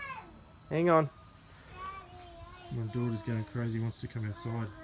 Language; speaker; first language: English; native; English